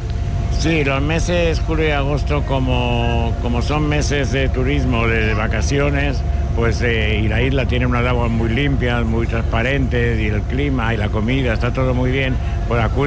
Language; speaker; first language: Spanish; native; Spanish